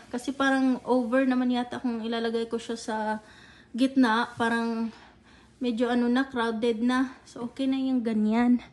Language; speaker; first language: Filipino; native; Filipino